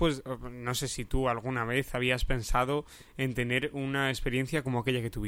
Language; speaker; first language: Spanish; native; Spanish